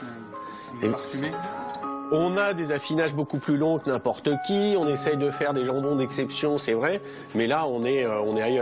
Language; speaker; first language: French; native; French